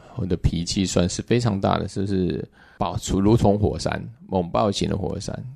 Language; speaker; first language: Chinese; native; Chinese